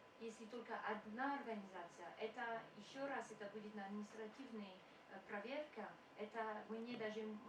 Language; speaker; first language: Russian; non-native, fluent; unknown